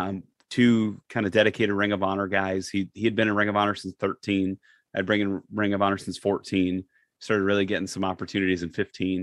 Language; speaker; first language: English; native; English